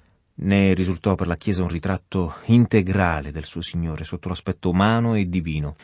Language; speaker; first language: Italian; native; Italian